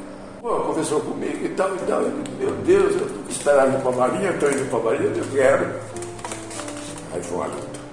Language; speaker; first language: Portuguese; native; Portuguese